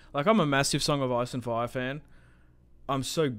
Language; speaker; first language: English; native; English